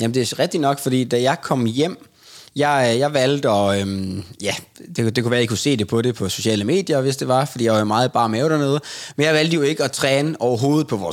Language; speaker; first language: Danish; native; Danish